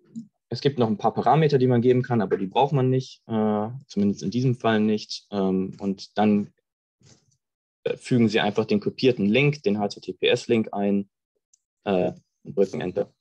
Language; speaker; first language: German; native; German